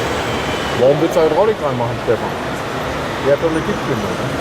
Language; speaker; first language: German; native; German